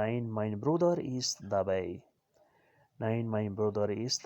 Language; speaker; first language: German; non-native, fluent; Urdu